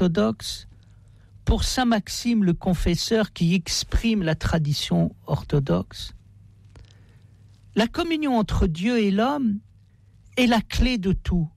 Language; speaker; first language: French; native; French